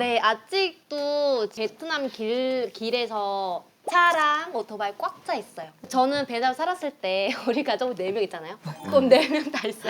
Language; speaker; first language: Korean; non-native, fluent; Vietnamese